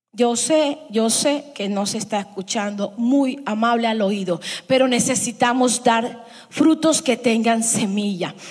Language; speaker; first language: Spanish; early bilingual, heritage; Spanish